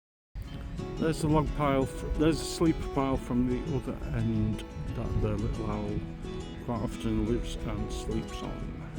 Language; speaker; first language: English; native; English